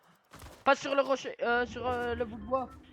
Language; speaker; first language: French; native; French